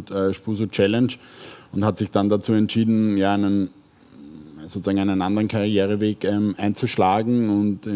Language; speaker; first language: German; native; German